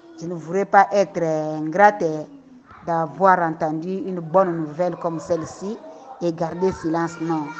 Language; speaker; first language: French; non-native, local second language; Lingala